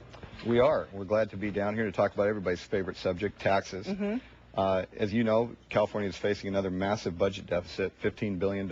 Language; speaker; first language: English; native; English